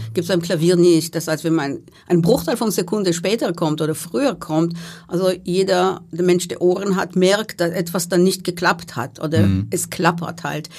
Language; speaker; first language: German; non-native, fluent; Hebrew